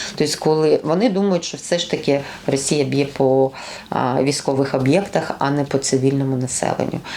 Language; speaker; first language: Ukrainian; native; Ukrainian